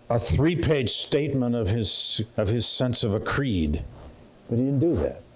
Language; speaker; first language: English; native; English